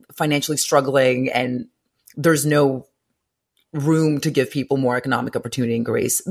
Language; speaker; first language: English; early bilingual, other home language; Greek